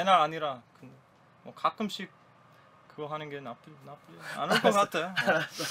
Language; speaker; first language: Korean; non-native, learner; Croatian